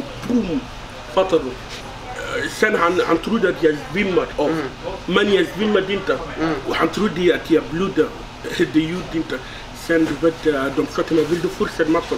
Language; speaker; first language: Swedish; non-native, learner; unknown